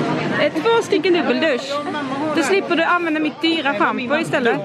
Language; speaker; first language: Swedish; native; Swedish